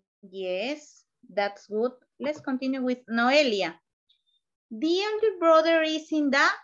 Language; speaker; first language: English; non-native, learner; Spanish